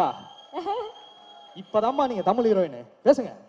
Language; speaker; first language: Tamil; native; Tamil